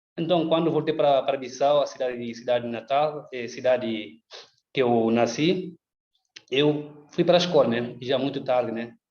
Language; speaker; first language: Portuguese; non-native, local second language; Upper Guinea Crioulo